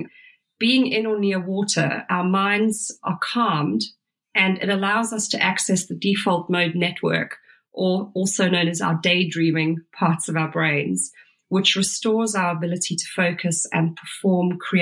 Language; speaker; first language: English; native; English